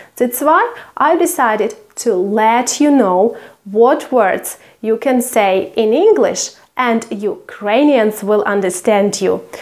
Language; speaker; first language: English; non-native, fluent; Ukrainian